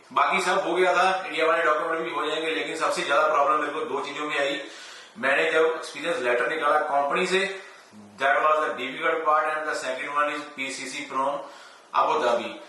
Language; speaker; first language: Hindi; non-native, local second language; Punjabi